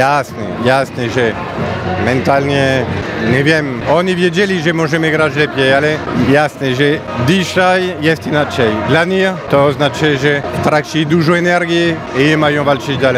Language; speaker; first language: Polish; non-native, fluent; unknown